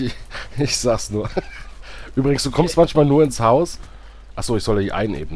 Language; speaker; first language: German; native; German